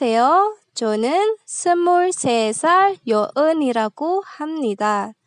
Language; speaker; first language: Korean; non-native, fluent; Indonesian